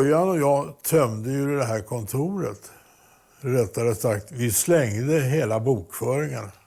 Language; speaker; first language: Swedish; native; Swedish